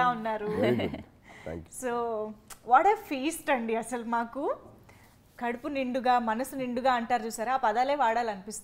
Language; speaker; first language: Telugu; native; Telugu